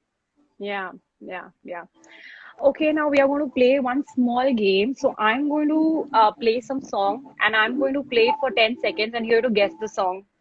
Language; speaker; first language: English; non-native, local second language; Hindi